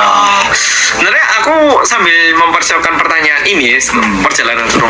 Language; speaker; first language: Indonesian; non-native, fluent; Korean